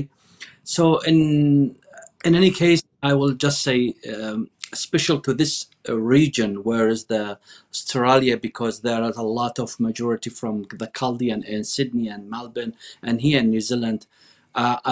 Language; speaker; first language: English; non-native, fluent; Arabic